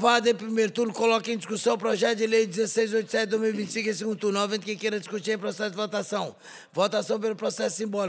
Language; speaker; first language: Portuguese; native; Portuguese